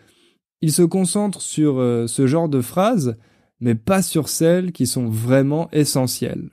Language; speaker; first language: French; native; French